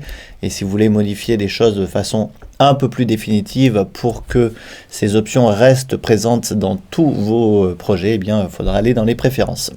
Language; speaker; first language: French; native; French